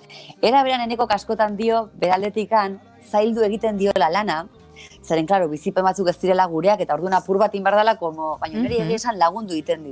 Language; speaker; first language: Basque; native; Basque